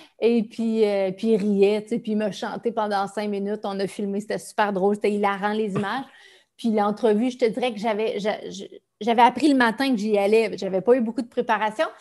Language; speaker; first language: French; native; French